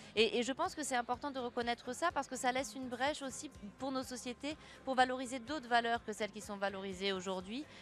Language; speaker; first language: French; native; French